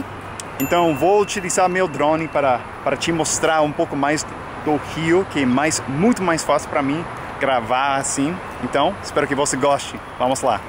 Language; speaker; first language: Portuguese; non-native, fluent; English